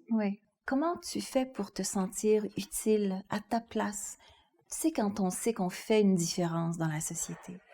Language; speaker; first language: French; native; French